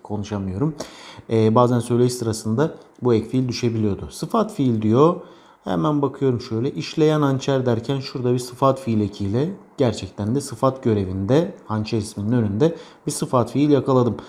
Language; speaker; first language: Turkish; native; Turkish